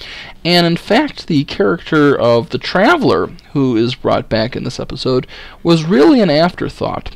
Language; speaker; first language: English; native; English